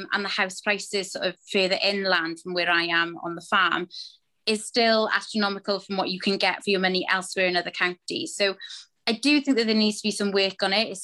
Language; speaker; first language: English; native; English